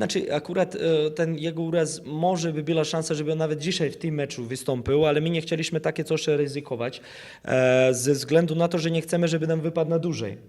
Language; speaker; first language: Polish; non-native, fluent; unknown